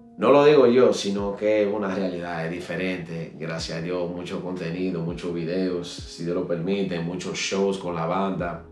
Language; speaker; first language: Spanish; early bilingual, heritage; Spanish